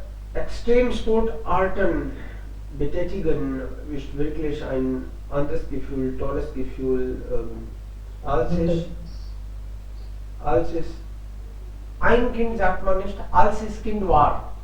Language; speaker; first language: German; non-native, fluent; Hindi